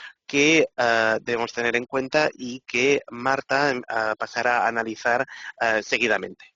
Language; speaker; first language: Spanish; native; Spanish